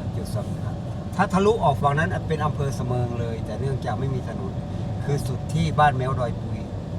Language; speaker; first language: Thai; native; Thai